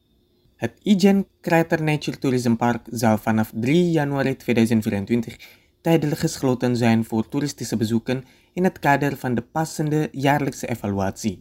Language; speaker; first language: Dutch; non-native, fluent; Indonesian